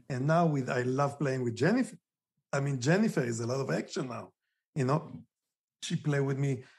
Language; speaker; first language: English; non-native, fluent; Hebrew